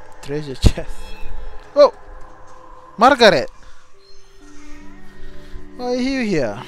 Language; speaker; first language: English; non-native, local second language; Malay